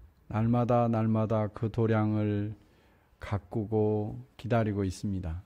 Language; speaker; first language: Korean; native; Korean